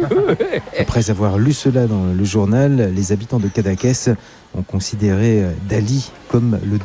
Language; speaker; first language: French; native; French